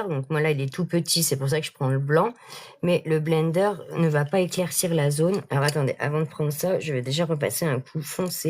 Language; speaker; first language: French; native; French